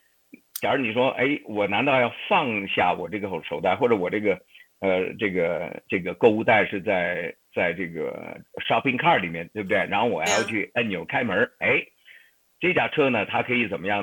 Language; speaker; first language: Chinese; native; Chinese